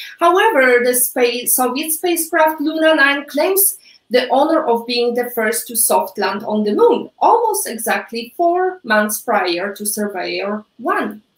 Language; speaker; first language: English; non-native, fluent; Polish